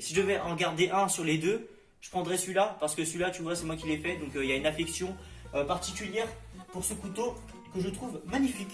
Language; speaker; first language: French; native; French